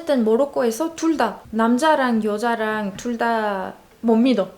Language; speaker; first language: Korean; non-native, learner; Arabic